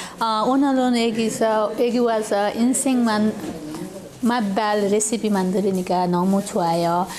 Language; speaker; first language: Korean; non-native, learner; Nepali